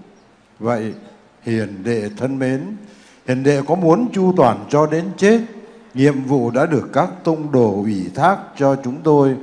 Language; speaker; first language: Vietnamese; native; Vietnamese